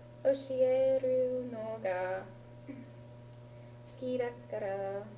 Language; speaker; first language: Japanese; non-native, learner; English